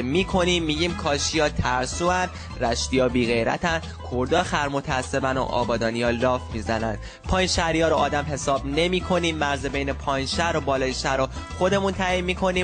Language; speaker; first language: Persian; native; Persian